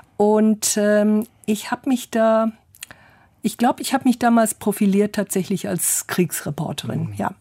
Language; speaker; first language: German; early bilingual, other home language; English